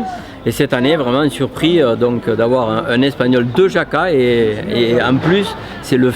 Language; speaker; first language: French; native; French